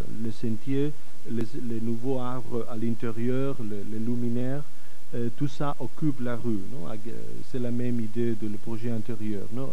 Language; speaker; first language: French; non-native, fluent; Catalan